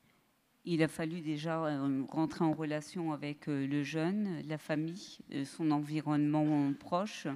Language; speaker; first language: French; native; French